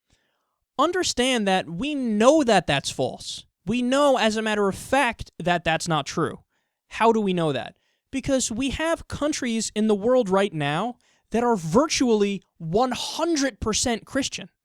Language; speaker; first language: English; native; English